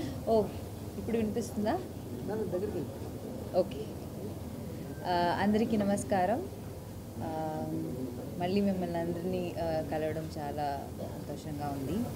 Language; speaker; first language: Telugu; non-native, local second language; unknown